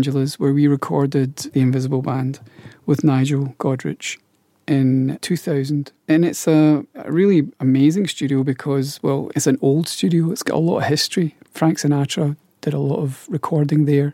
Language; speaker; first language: English; native; English